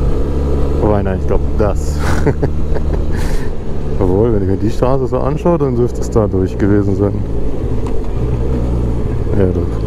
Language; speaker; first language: German; native; German